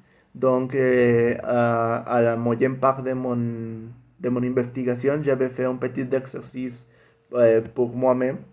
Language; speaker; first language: French; non-native, learner; Spanish